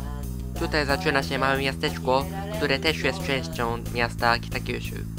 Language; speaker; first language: Polish; non-native, fluent; Japanese